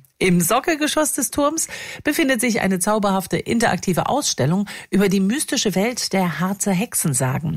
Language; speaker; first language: German; native; German